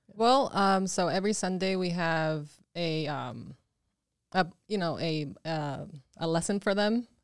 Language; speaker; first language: English; early bilingual, other home language; Spanish